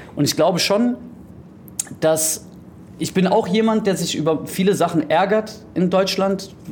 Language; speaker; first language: German; early bilingual, other home language; Greek